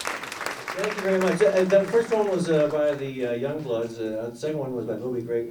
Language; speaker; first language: English; native; English